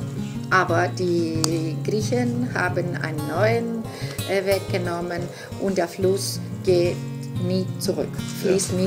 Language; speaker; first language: German; non-native, fluent; Greek